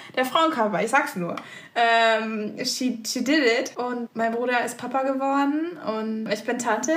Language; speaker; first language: German; early bilingual, other home language; Turkish